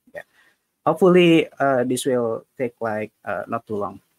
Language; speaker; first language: English; non-native, fluent; Indonesian